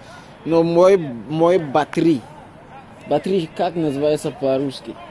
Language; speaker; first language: Russian; non-native, learner; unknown